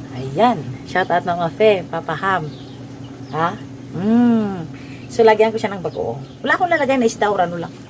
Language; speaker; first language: Filipino; non-native, local second language; Hiligaynon